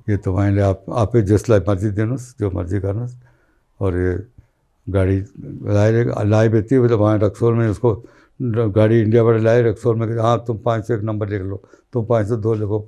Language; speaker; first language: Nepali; non-native, learner; Punjabi